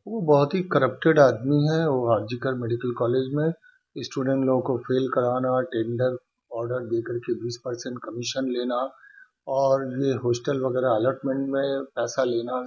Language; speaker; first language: Hindi; non-native, local second language; Bangla